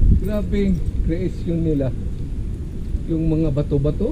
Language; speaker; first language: Filipino; non-native, local second language; Cebuano